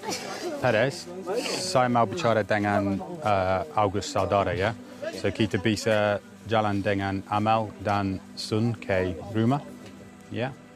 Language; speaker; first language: Indonesian; non-native, learner; English